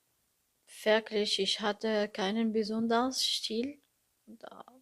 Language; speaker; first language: German; non-native, learner; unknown